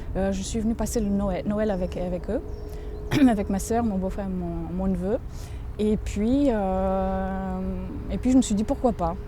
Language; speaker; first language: French; non-native, fluent; Portuguese